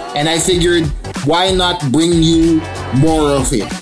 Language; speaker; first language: English; non-native, local second language; Filipino